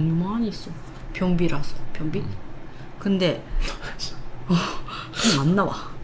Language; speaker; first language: Korean; non-native, learner; Japanese